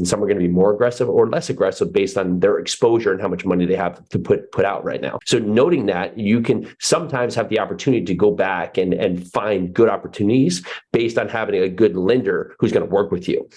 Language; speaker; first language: English; native; English